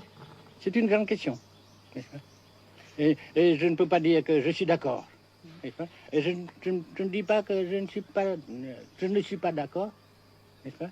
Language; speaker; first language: French; non-native, local second language; Vietnamese